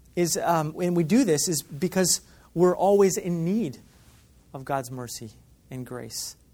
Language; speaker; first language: English; native; English